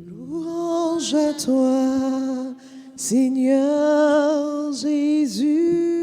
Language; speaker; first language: French; non-native, local second language; Haitian Creole